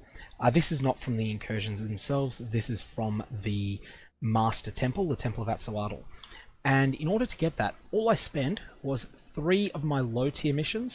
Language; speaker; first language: English; native; English